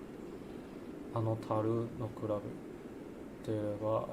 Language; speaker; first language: Japanese; non-native, learner; Chinese